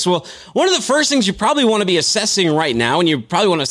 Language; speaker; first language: English; native; English